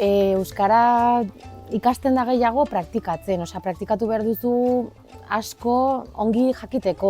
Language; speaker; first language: Basque; early bilingual, other home language; Bulgarian